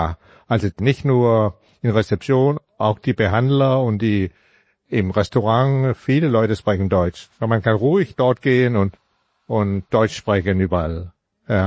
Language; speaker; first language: German; non-native, fluent; Danish